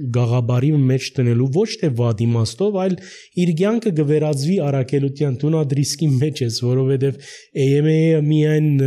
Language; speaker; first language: Armenian; early bilingual, heritage; Armenian